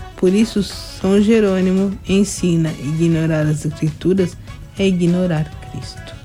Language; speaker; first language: Portuguese; native; Portuguese